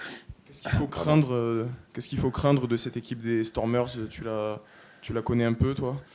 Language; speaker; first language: French; native; French